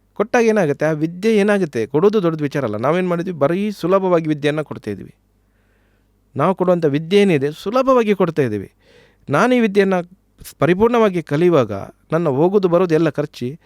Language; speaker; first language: Kannada; native; Kannada